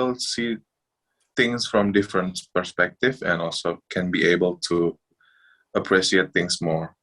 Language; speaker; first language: English; non-native, fluent; Indonesian